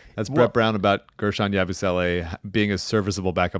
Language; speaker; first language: English; native; English